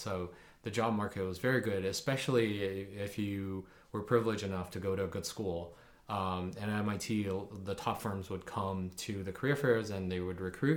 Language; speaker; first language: English; early bilingual, other home language; Chinese